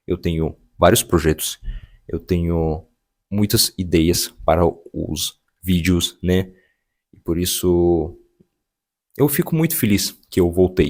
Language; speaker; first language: Portuguese; non-native, fluent; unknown